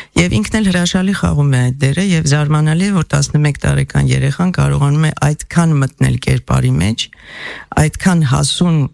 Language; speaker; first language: Armenian; native; Armenian